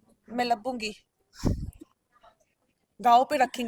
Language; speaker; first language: Hindi; non-native, learner; Punjabi